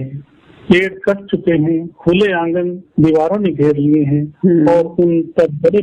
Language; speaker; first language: Hindi; native; Hindi